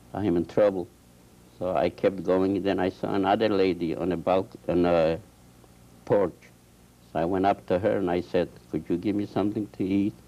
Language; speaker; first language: English; non-native, fluent; Polish